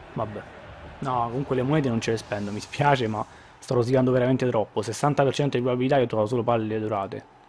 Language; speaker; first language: Italian; native; Italian